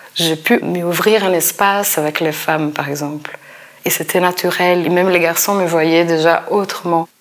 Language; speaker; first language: French; non-native, fluent; Portuguese